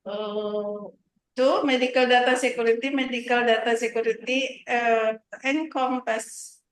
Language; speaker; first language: English; non-native, learner; Indonesian